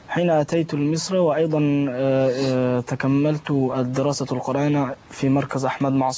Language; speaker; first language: Arabic; non-native, learner; Tajik